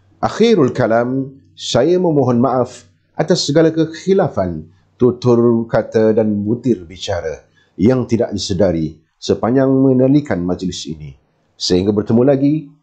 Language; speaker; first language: Malay; native; Malay